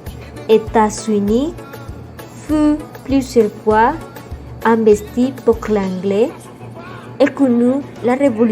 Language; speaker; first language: French; non-native, learner; Spanish